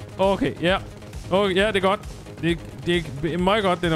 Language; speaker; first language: Danish; native; Danish